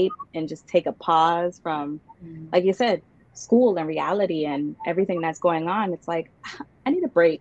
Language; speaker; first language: English; native; English